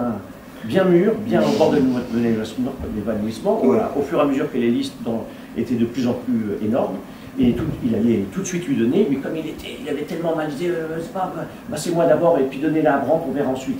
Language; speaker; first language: French; native; French